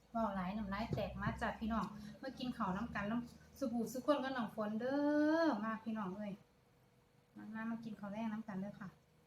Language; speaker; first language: Thai; native; Thai